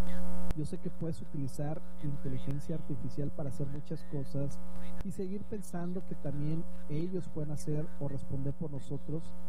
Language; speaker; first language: Spanish; native; Spanish